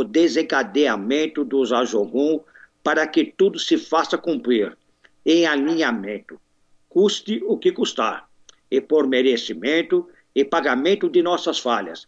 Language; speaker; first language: Portuguese; native; Portuguese